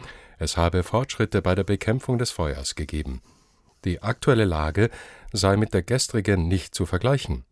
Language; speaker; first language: German; native; German